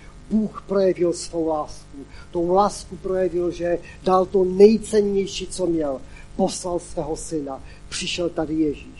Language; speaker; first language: Czech; non-native, local second language; Polish